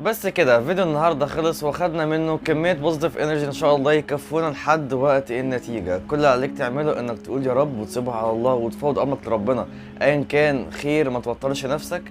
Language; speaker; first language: Arabic; native; Arabic